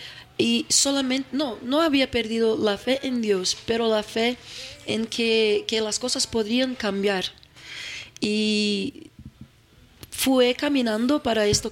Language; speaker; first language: Spanish; non-native, fluent; Portuguese